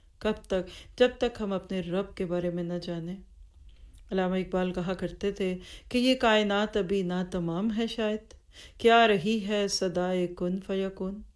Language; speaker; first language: Urdu; native; Urdu